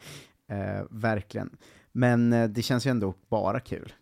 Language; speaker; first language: Swedish; native; Swedish